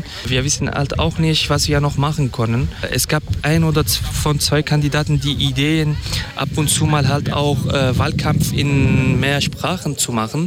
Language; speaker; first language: German; non-native, fluent; Kurdish